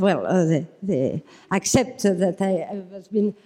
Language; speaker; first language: English; non-native, fluent; French